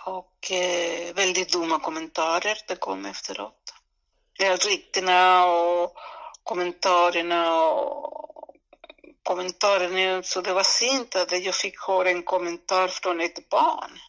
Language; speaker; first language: Swedish; non-native, fluent; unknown